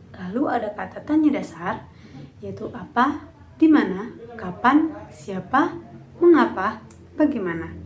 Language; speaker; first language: Indonesian; native; Indonesian